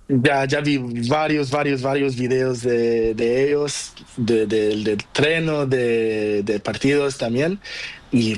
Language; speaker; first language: Spanish; non-native, learner; Portuguese